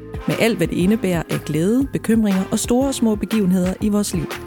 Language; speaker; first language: Danish; native; Danish